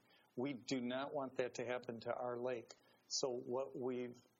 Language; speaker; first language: English; native; English